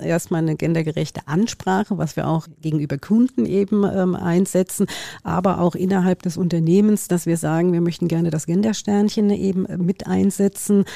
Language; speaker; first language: German; native; German